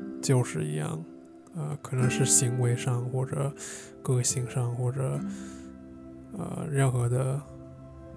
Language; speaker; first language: Chinese; non-native, fluent; English